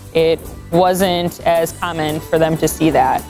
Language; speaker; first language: English; native; English